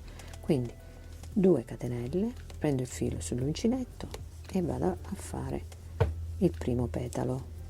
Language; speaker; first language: Italian; native; Italian